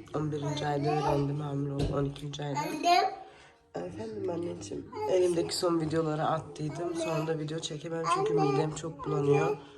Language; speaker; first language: Turkish; early bilingual, heritage; Turkish